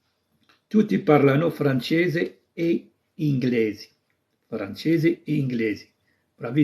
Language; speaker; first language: Italian; non-native, fluent; Arabic